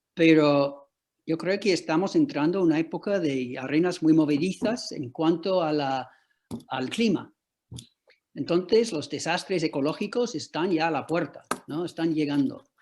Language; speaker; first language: Spanish; non-native, fluent; English